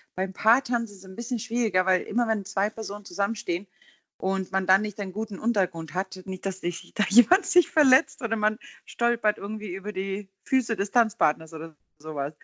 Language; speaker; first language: German; non-native, fluent; Swedish